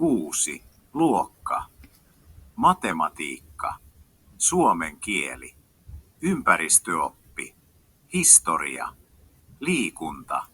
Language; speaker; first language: Finnish; non-native, learner; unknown